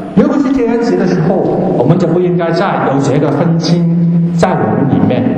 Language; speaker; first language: Chinese; non-native, local second language; Cantonese